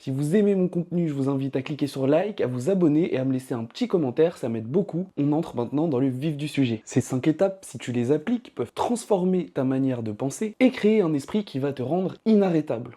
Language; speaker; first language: French; native; French